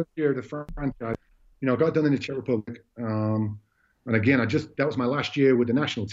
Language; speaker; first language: English; native; English